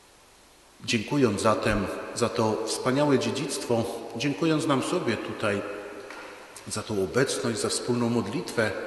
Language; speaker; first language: Polish; native; Polish